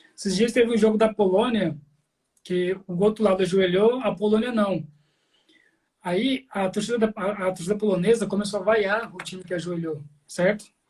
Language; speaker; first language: Portuguese; native; Portuguese